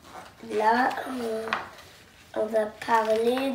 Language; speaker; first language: French; non-native, local second language; English